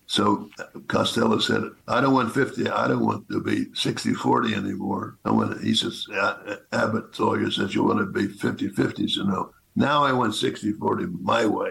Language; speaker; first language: English; native; English